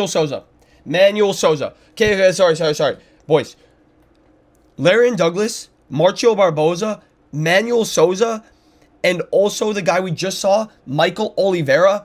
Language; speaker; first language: English; native; English